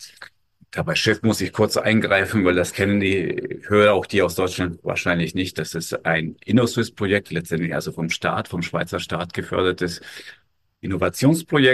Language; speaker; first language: German; native; German